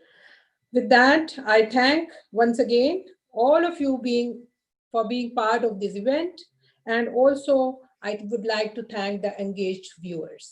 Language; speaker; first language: English; non-native, local second language; Hindi